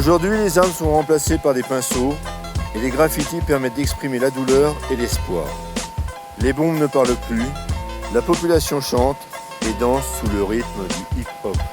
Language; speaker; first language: French; native; French